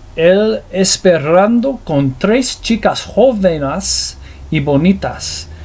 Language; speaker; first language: Spanish; non-native, learner; English